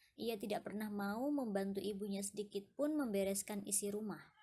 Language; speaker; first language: Indonesian; native; Indonesian